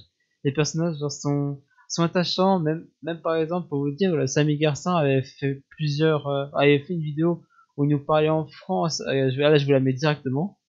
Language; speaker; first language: French; native; French